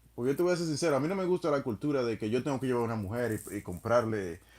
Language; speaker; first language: Spanish; non-native, fluent; English